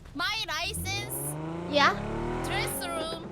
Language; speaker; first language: English; non-native, learner; Korean